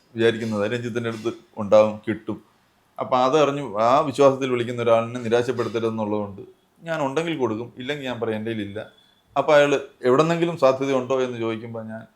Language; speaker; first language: Malayalam; native; Malayalam